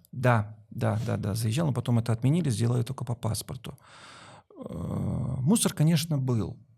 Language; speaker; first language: Russian; native; Russian